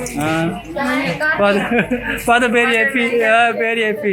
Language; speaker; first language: English; non-native, learner; Korean